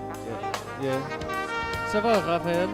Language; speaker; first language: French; non-native, learner; English